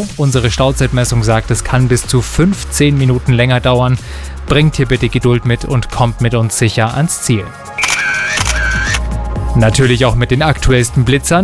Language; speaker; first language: German; native; German